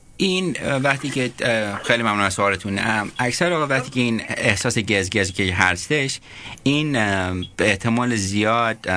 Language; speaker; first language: Persian; early bilingual, heritage; Persian